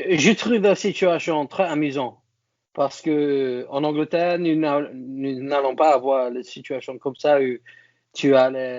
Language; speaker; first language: French; non-native, learner; English